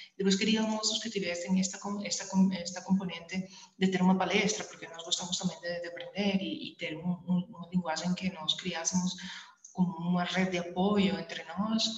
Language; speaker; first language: Portuguese; early bilingual, heritage; Spanish